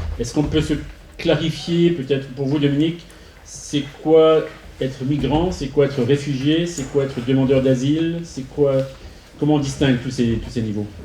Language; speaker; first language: French; native; French